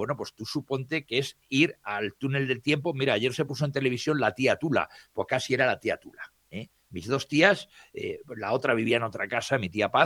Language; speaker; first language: Spanish; native; Spanish